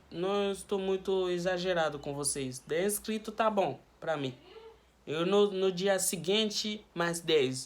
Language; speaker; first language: Portuguese; non-native, learner; Haitian Creole